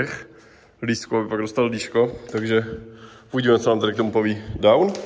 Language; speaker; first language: Czech; native; Czech